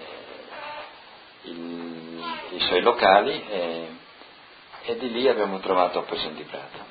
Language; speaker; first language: Italian; non-native, local second language; Friulian